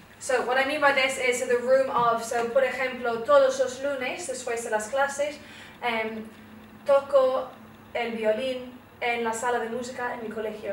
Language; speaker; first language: Spanish; non-native, fluent; English